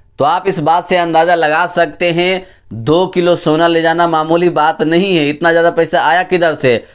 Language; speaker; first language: Hindi; native; Hindi